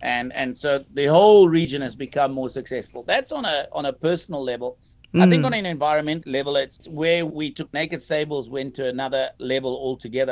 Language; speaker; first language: English; native; English